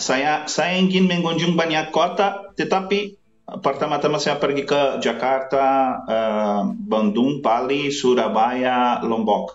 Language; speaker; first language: Indonesian; non-native, learner; Portuguese